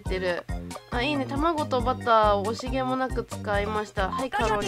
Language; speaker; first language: Japanese; native; Japanese